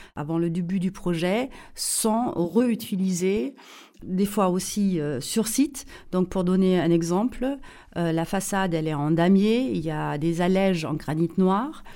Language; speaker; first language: French; non-native, fluent; German